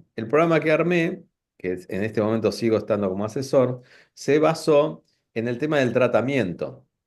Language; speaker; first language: Spanish; native; Spanish